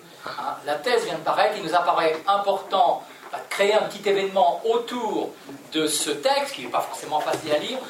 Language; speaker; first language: French; native; French